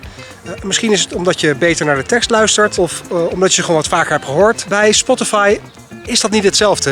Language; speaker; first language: Dutch; native; Dutch